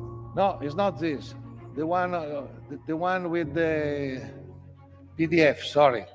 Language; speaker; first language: English; non-native, learner; Italian